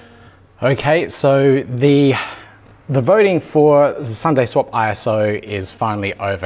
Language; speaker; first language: English; native; English